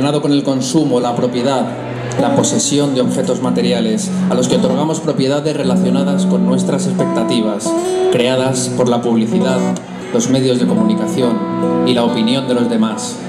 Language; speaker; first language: Spanish; native; Spanish